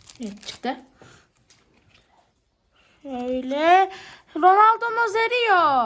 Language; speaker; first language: Turkish; native; Turkish